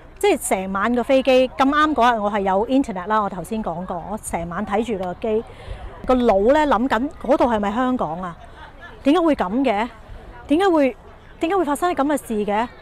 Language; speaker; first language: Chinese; non-native, local second language; Cantonese